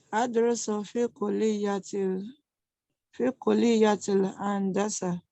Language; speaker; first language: Arabic; non-native, learner; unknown